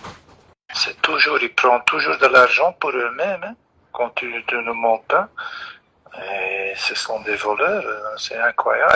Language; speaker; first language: French; non-native, local second language; Dutch